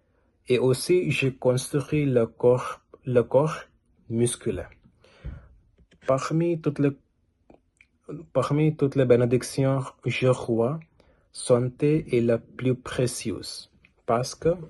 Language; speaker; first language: French; non-native, learner; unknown